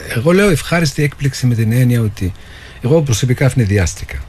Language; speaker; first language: Greek; non-native, fluent; Arabic